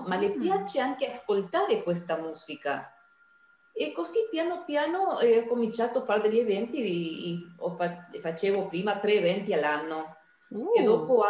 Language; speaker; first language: Italian; non-native, fluent; Spanish